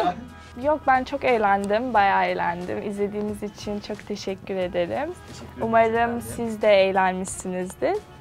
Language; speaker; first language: Turkish; early bilingual, heritage; Turkish